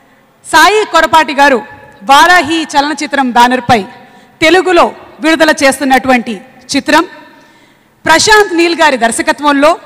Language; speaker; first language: Telugu; native; Telugu